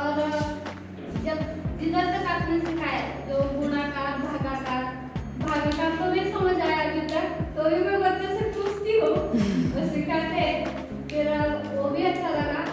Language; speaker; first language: Hindi; non-native, local second language; Marathi